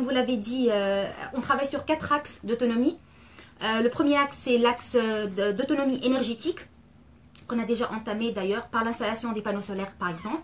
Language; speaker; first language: French; non-native, local second language; Arabic